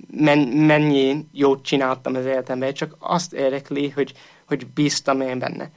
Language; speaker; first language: Hungarian; non-native, fluent; English